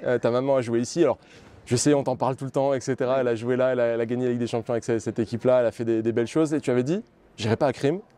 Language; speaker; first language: French; native; French